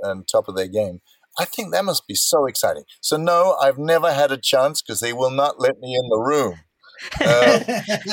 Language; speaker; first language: English; native; English